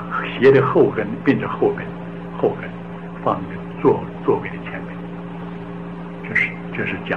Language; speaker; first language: Chinese; native; Chinese